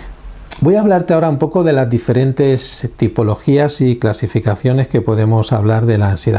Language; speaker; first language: Spanish; native; Spanish